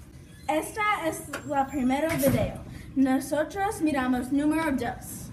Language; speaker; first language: Spanish; non-native, learner; English